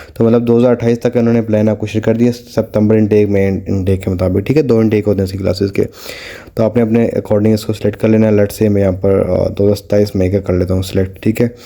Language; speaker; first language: Urdu; non-native, local second language; Punjabi